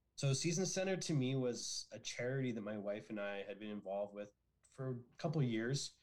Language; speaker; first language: English; native; English